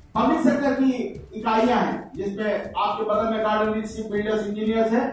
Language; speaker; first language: Hindi; non-native, local second language; Bangla